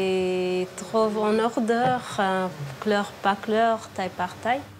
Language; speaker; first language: French; non-native, learner; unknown